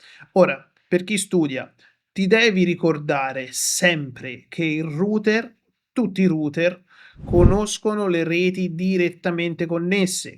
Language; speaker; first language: Italian; native; Italian